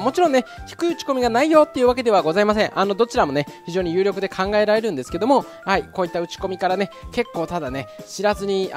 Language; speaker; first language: Japanese; native; Japanese